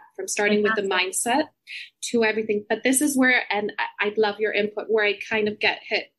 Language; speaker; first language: English; non-native, fluent; Spanish